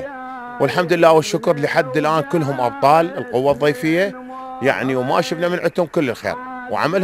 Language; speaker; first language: Arabic; native; Arabic